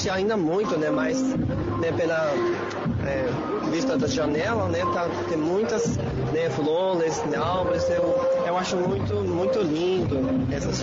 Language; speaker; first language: Portuguese; non-native, learner; Japanese